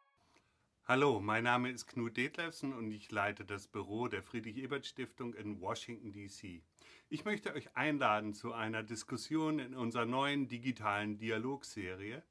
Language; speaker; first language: German; native; German